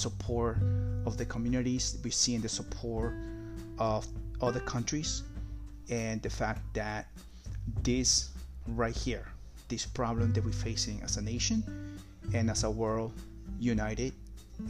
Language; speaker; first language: English; non-native, fluent; Spanish